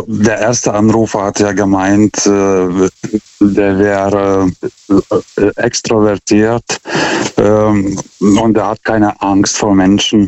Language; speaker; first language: German; non-native, fluent; Lithuanian